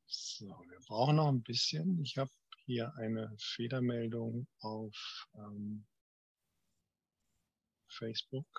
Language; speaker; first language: German; native; German